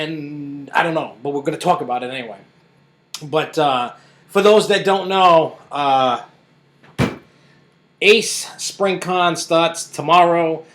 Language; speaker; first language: English; native; English